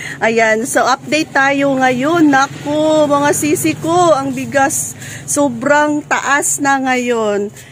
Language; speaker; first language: Filipino; native; Filipino